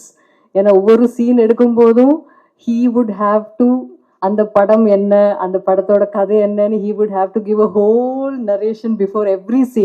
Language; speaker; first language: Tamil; non-native, fluent; Malayalam